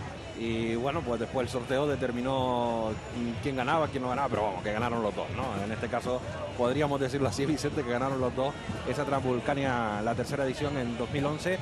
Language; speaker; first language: Spanish; native; Spanish